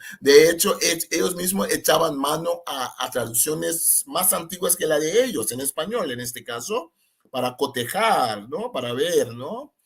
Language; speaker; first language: Spanish; non-native, fluent; Papiamento